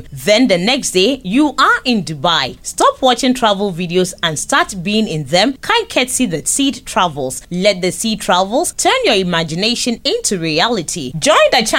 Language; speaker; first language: English; non-native, local second language; Akan